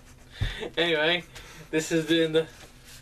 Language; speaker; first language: English; native; English